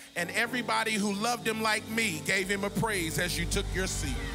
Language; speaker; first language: English; native; English